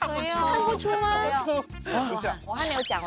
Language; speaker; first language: Chinese; native; Chinese